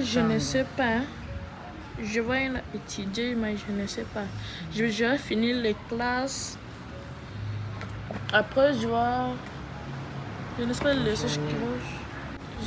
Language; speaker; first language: French; non-native, learner; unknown